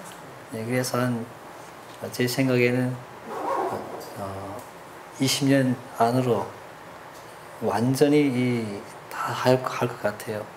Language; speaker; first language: Korean; early bilingual, heritage; Korean